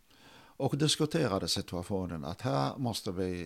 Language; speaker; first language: Swedish; non-native, fluent; Arabic